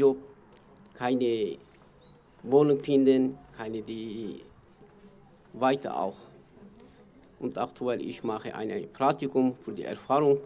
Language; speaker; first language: German; non-native, learner; Kurdish